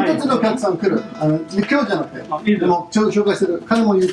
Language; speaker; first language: Japanese; non-native, fluent; English